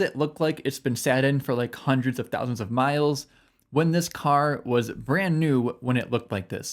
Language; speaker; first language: English; native; English